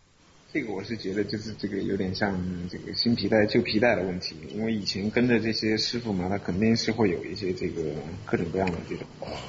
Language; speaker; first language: Chinese; native; Chinese